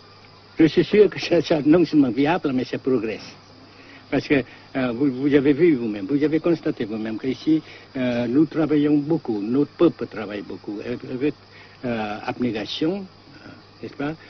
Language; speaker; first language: French; non-native, local second language; Vietnamese